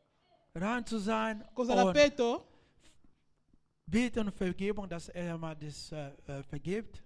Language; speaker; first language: German; non-native, learner; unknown